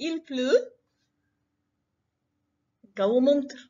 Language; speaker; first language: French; non-native, fluent; Arabic